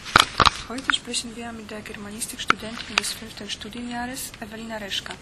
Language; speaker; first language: German; non-native, fluent; Polish